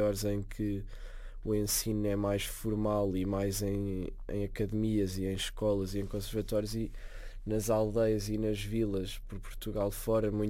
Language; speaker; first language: Portuguese; native; Portuguese